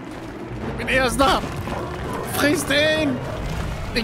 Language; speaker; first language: German; native; German